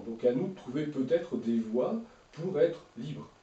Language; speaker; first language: French; native; French